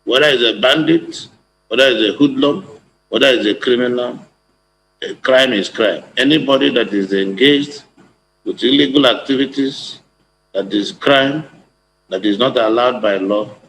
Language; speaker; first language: English; non-native, local second language; Igbo